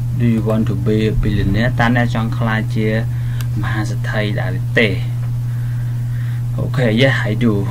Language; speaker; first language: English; non-native, learner; Khmer